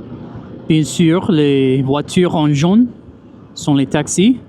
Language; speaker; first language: French; non-native, fluent; English